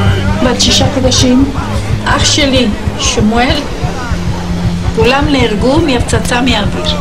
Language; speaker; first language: Hebrew; non-native, fluent; Ladino